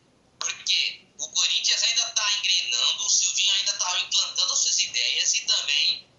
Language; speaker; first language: Portuguese; native; Portuguese